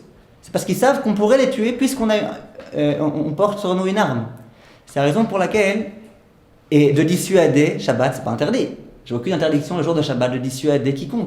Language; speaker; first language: French; native; French